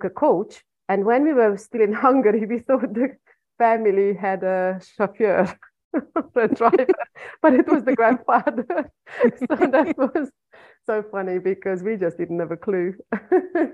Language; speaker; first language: English; non-native, fluent; Hungarian